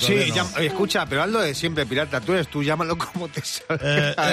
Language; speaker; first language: Spanish; native; Spanish